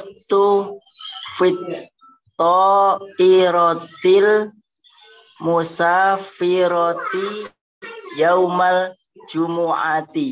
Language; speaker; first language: Arabic; non-native, learner; Indonesian